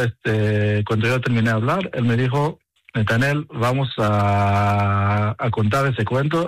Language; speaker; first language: Spanish; early bilingual, heritage; Spanish